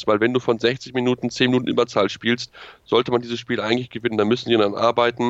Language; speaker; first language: German; native; German